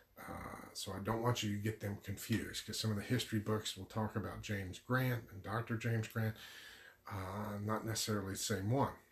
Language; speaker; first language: English; native; English